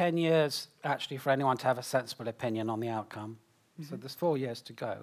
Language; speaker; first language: English; native; English